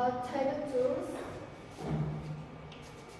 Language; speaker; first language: English; non-native, learner; Vietnamese